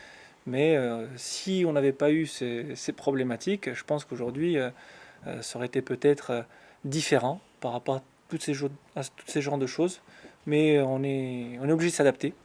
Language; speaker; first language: French; native; French